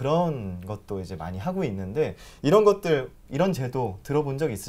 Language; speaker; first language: Korean; native; Korean